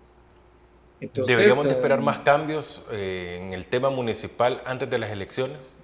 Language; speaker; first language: Spanish; native; Spanish